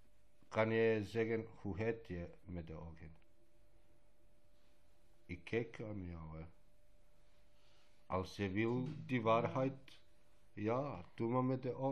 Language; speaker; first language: Dutch; non-native, local second language; Albanian